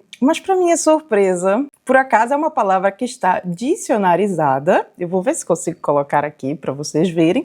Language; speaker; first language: Portuguese; native; Portuguese